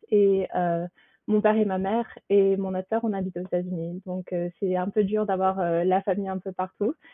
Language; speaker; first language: French; native; French